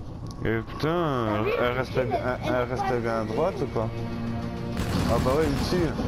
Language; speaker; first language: French; native; French